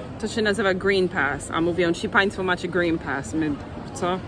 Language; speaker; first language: Polish; non-native, fluent; English